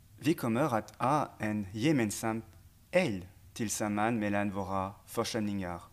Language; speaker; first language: Swedish; non-native, fluent; French